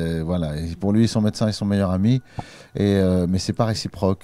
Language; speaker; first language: French; native; French